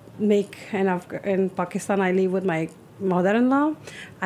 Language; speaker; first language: English; non-native, learner; Persian